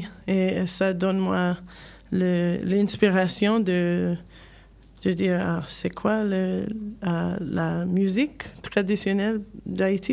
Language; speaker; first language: French; non-native, learner; English